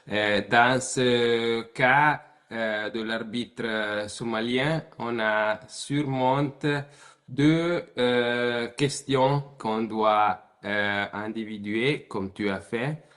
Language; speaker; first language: French; non-native, learner; Italian